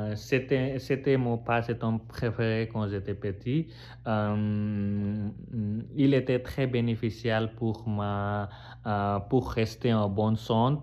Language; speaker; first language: French; non-native, learner; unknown